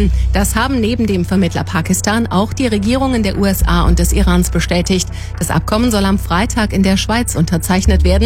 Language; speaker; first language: German; native; German